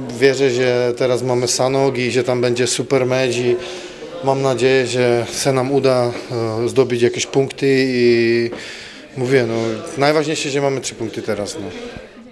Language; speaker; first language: Polish; non-native, learner; Czech